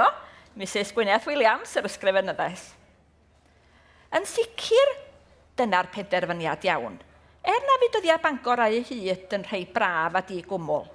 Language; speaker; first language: Welsh; native; Welsh